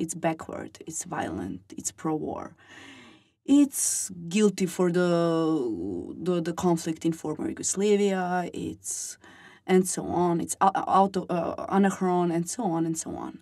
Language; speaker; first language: English; non-native, fluent; Serbian